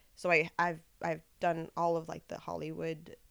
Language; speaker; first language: English; early bilingual, other home language; Spanish